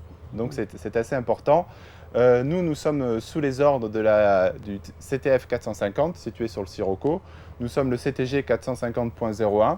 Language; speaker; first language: French; native; French